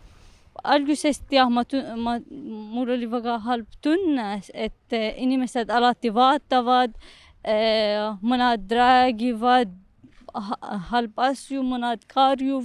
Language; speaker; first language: Estonian; non-native, learner; Arabic